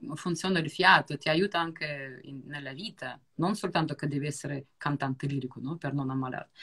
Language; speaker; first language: Italian; non-native, fluent; Russian